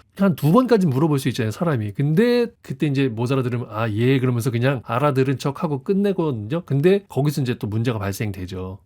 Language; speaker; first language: Korean; native; Korean